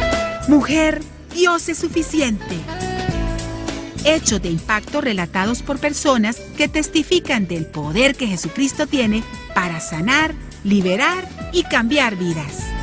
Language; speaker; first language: Spanish; native; Spanish